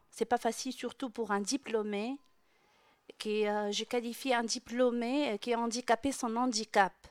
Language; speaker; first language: French; non-native, local second language; Arabic